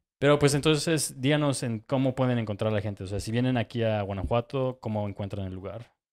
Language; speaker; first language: Spanish; native; Spanish